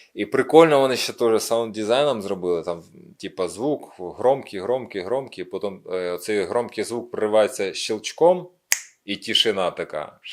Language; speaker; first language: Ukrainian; non-native, local second language; Russian